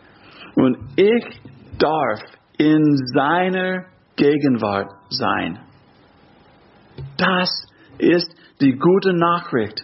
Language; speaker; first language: German; non-native, fluent; English